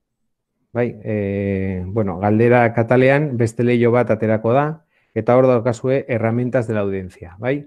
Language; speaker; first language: Basque; non-native, local second language; Spanish